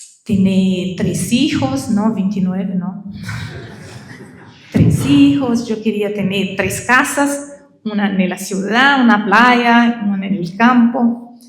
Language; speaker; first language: Spanish; non-native, learner; Portuguese